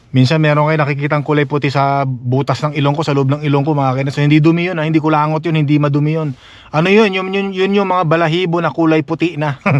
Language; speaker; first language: Filipino; native; Filipino